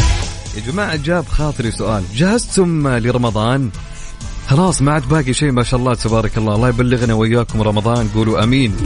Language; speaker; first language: Arabic; native; Arabic